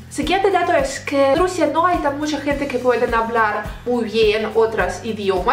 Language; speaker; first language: Spanish; non-native, learner; Russian